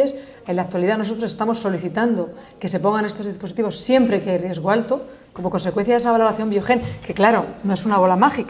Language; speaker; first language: Spanish; native; Spanish